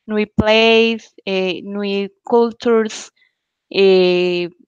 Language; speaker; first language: English; non-native, learner; Spanish